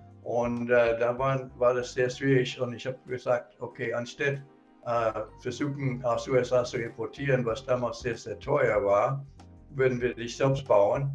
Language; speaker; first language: German; non-native, fluent; English